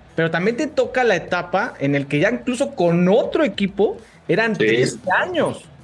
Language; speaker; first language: Spanish; early bilingual, other home language; Portuguese